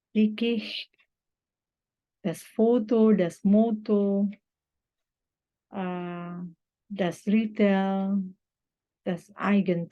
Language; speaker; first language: German; non-native, fluent; Indonesian